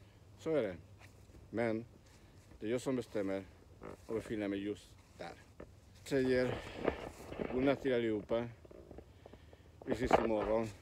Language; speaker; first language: Swedish; non-native, learner; Spanish